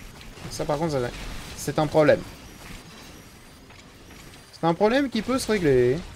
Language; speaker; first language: French; native; French